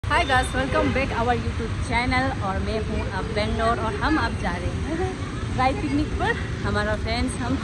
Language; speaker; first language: Hindi; non-native, local second language; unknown